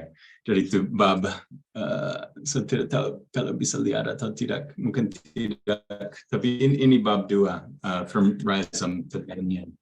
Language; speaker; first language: Indonesian; non-native, fluent; English